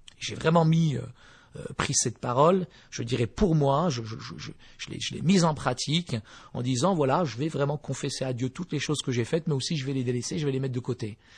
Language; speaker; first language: French; early bilingual, other home language; Berber languages